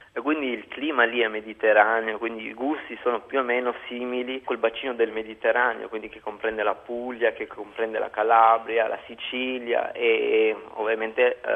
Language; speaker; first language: Italian; early bilingual, other home language; Albanian